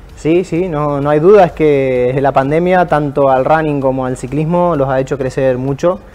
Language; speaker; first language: Spanish; native; Spanish